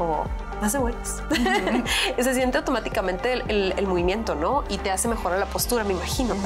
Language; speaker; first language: Spanish; native; Spanish